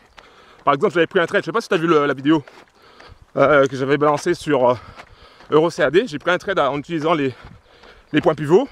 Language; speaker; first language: French; native; French